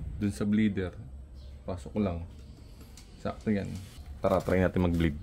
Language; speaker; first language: Filipino; native; Filipino